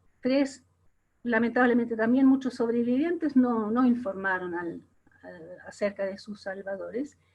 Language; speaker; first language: Spanish; non-native, fluent; German